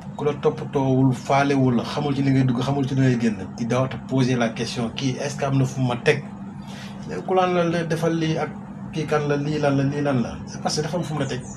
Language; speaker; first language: Wolof; native; Wolof